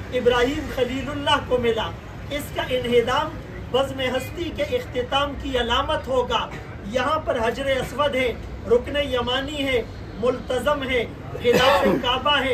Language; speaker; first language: Urdu; native; Urdu